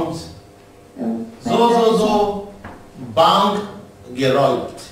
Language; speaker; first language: German; non-native, learner; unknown